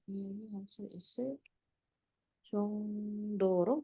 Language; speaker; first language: Korean; non-native, learner; Malay